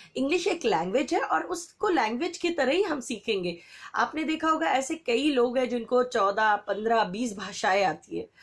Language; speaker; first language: Hindi; non-native, local second language; Marathi